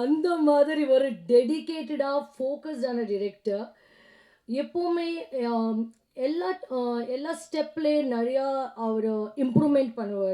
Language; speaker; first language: Tamil; non-native, learner; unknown